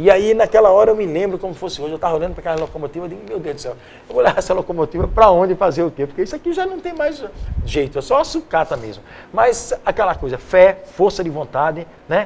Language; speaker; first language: Portuguese; native; Portuguese